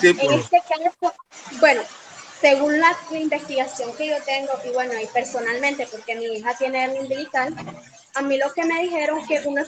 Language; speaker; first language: Spanish; native; Spanish